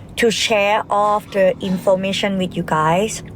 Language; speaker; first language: English; non-native, learner; Thai